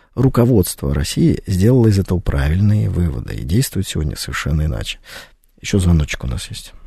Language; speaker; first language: Russian; native; Russian